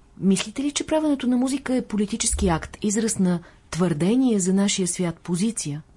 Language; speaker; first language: Bulgarian; native; Bulgarian